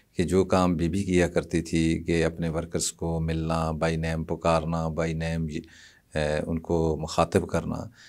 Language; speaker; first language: Urdu; non-native, local second language; Punjabi